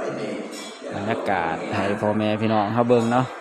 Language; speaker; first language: Thai; non-native, local second language; Northeastern Thai